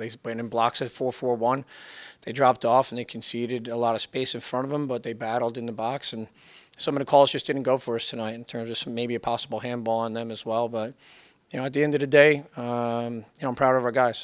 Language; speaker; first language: English; native; English